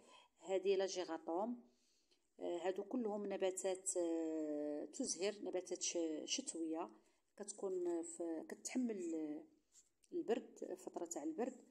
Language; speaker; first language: Arabic; native; Arabic